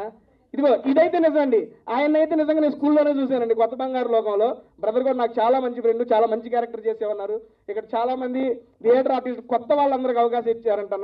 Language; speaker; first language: Telugu; native; Telugu